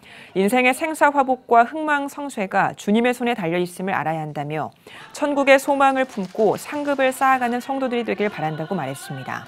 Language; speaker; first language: Korean; native; Korean